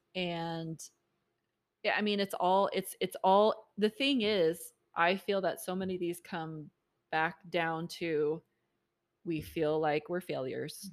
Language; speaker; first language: English; native; English